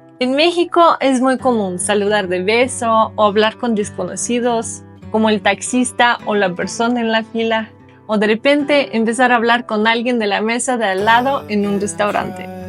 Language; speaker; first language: Spanish; non-native, fluent; Russian